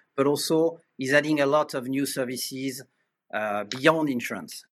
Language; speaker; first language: English; non-native, fluent; French